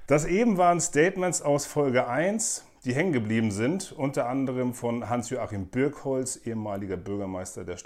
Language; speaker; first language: German; native; German